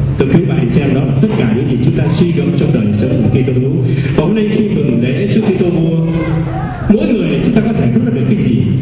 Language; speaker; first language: Vietnamese; native; Vietnamese